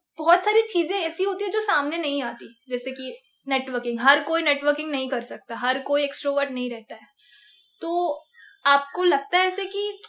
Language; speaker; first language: Hindi; non-native, local second language; Marathi